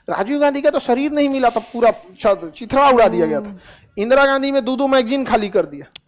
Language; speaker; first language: Hindi; native; Hindi